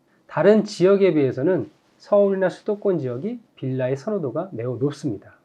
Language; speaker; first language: Korean; native; Korean